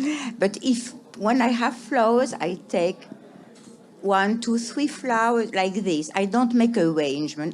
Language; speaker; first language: English; non-native, fluent; French